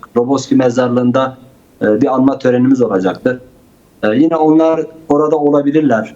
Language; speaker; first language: Turkish; non-native, local second language; Kurdish